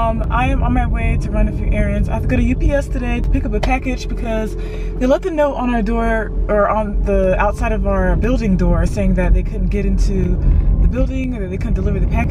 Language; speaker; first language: English; native; English